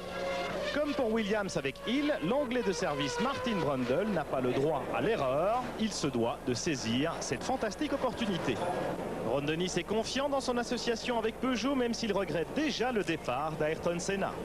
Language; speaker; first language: French; native; French